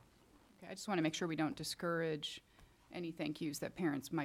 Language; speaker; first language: English; native; English